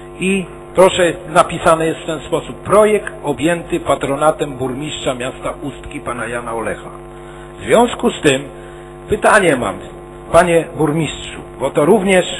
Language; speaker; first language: Polish; native; Polish